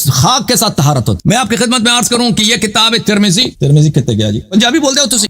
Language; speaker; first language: Urdu; non-native, local second language; Punjabi